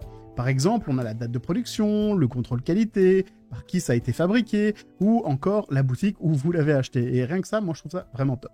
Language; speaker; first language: French; native; French